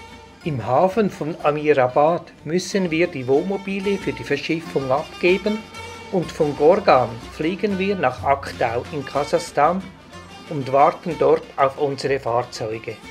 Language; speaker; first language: German; native; German